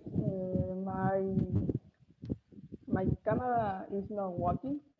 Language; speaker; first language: English; non-native, learner; Spanish